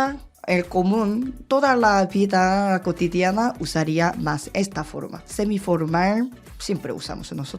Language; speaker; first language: Spanish; non-native, learner; Korean